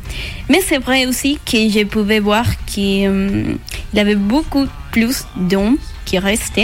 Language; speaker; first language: French; non-native, learner; Spanish